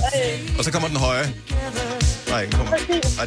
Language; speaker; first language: Danish; native; Danish